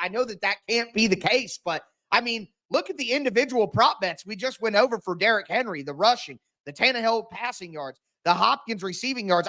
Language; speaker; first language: English; native; English